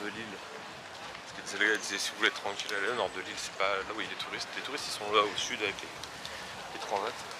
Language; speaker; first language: French; native; French